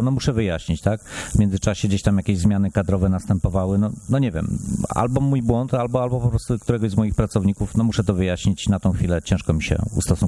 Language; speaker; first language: Polish; native; Polish